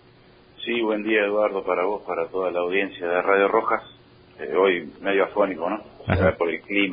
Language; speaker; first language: Spanish; native; Spanish